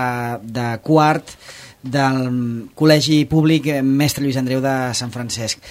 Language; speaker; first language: Catalan; native; Catalan